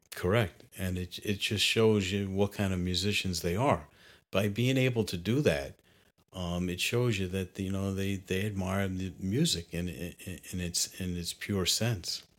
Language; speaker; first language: English; native; English